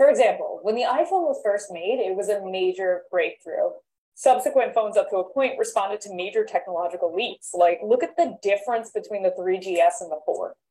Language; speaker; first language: English; native; English